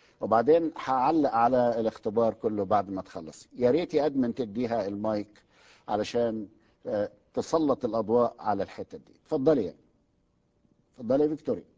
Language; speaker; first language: Arabic; native; Arabic